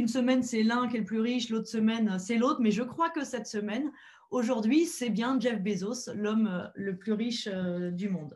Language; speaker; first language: French; native; French